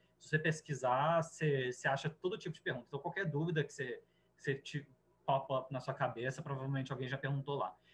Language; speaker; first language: Portuguese; native; Portuguese